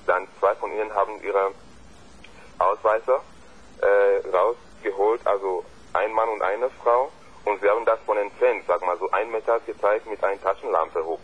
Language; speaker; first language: German; non-native, fluent; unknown